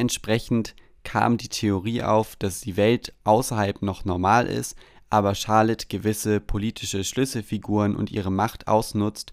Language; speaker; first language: German; native; German